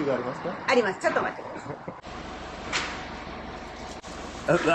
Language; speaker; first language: Japanese; non-native, learner; English